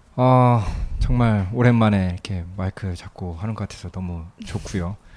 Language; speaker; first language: Korean; native; Korean